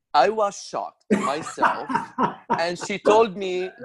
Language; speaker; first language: English; non-native, fluent; Arabic